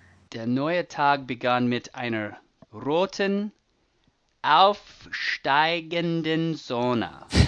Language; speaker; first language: German; non-native, learner; English